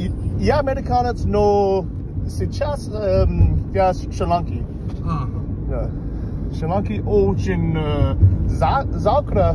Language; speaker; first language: Russian; non-native, learner; English